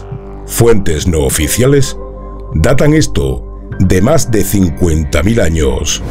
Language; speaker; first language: Spanish; native; Spanish